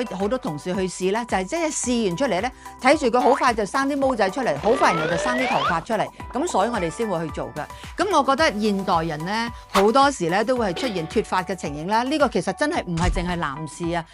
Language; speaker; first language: Cantonese; native; Cantonese